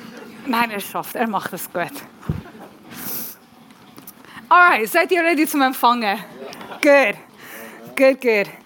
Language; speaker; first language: German; non-native, learner; Persian